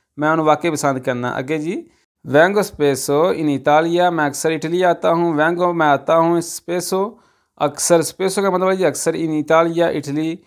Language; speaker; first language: Urdu; non-native, local second language; Punjabi